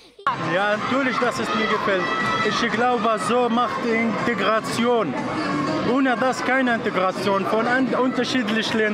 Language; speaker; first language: German; non-native, learner; Arabic